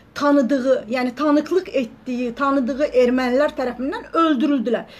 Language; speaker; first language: Azerbaijani; native; Azerbaijani